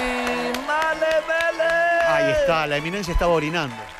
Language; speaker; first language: Spanish; native; Spanish